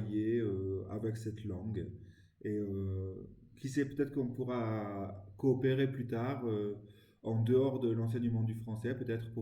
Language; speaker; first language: French; native; French